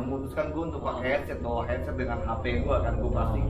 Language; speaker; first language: Indonesian; native; Indonesian